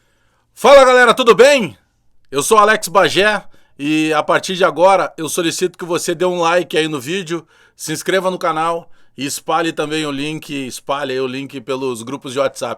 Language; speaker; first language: Portuguese; native; Portuguese